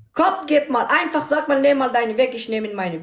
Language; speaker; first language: German; non-native, learner; Persian